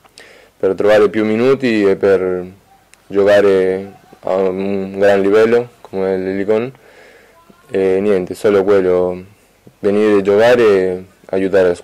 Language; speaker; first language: Italian; non-native, fluent; Spanish